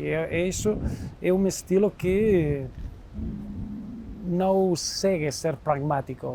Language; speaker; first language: Portuguese; non-native, fluent; Spanish